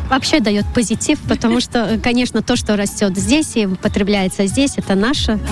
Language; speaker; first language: Russian; non-native, local second language; Latvian